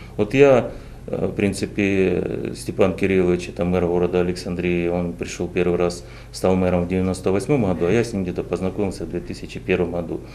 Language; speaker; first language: Russian; native; Russian